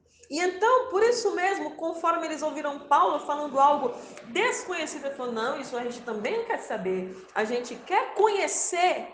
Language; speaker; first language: Portuguese; native; Portuguese